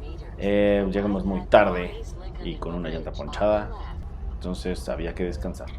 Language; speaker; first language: Spanish; native; Spanish